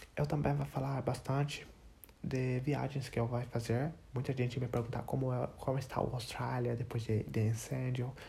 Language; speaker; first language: Portuguese; non-native, learner; English